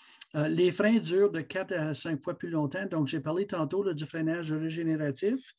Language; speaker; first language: French; native; French